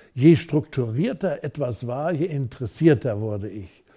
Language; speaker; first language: German; native; German